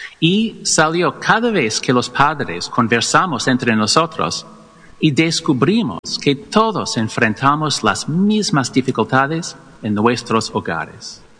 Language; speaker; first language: Spanish; non-native, learner; English